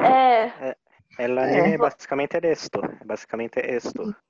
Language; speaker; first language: Spanish; non-native, learner; Portuguese